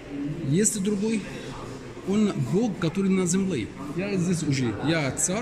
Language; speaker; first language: Russian; non-native, learner; Arabic